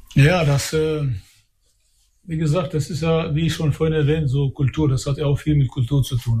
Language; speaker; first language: German; early bilingual, other home language; Albanian